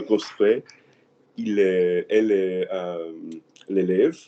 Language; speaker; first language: French; non-native, learner; Spanish